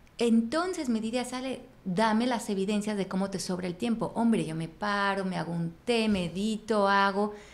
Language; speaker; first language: Spanish; native; Spanish